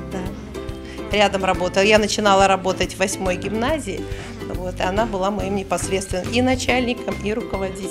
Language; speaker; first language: Russian; native; Russian